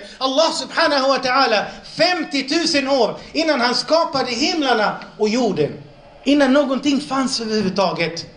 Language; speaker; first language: Swedish; non-native, local second language; Arabic